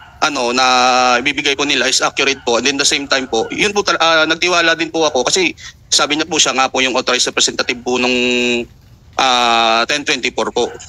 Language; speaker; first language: Filipino; native; Filipino